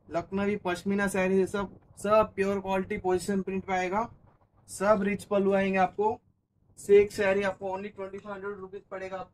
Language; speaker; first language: Hindi; non-native, local second language; Telugu